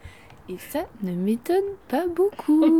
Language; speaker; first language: French; native; French